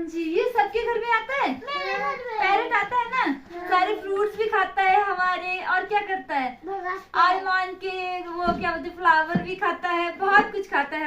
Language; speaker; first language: Hindi; native; Hindi